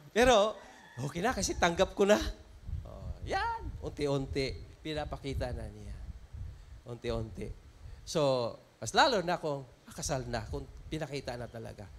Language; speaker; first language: Filipino; non-native, local second language; Cebuano